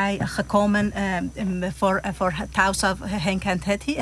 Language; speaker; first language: Dutch; non-native, learner; Persian